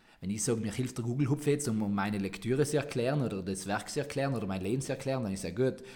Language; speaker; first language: German; native; German